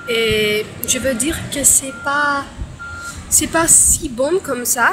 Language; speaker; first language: French; non-native, learner; Portuguese